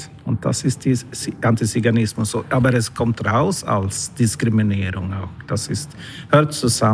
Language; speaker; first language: German; non-native, learner; Swedish